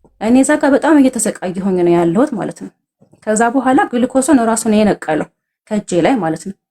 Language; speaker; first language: Amharic; native; Amharic